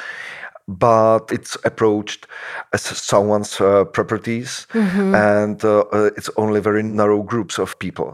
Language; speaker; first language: English; non-native, fluent; Czech